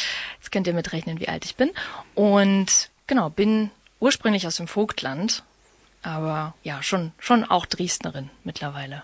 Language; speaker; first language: German; native; German